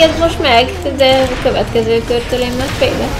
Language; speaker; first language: Hungarian; native; Hungarian